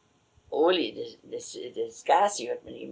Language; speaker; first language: German; native; German